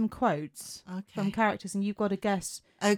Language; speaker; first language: English; native; English